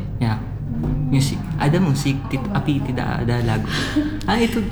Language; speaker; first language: Indonesian; non-native, learner; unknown